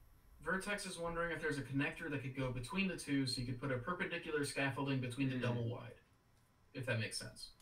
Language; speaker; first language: English; native; English